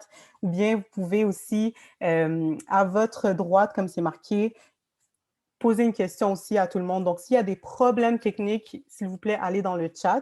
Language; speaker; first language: French; native; French